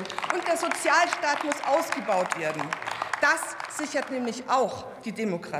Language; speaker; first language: German; native; German